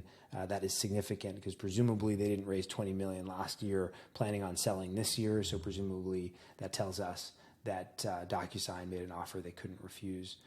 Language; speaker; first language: English; native; English